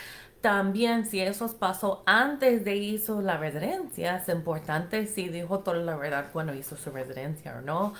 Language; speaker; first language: Spanish; non-native, fluent; English